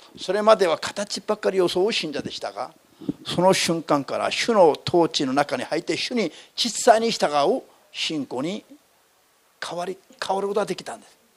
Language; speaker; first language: Japanese; non-native, fluent; Korean